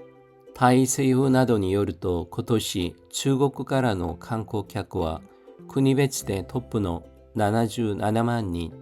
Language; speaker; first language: Japanese; non-native, fluent; Korean